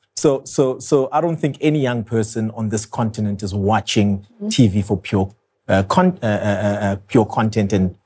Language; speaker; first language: English; non-native, local second language; Zulu